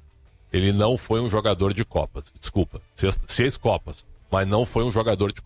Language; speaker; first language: Portuguese; native; Portuguese